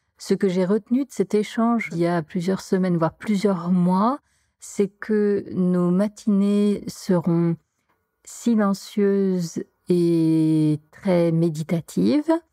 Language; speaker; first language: French; native; French